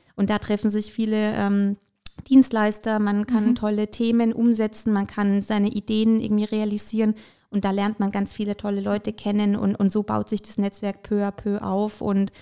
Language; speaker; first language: German; early bilingual, other home language; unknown